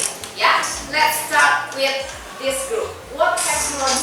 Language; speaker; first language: English; non-native, fluent; Indonesian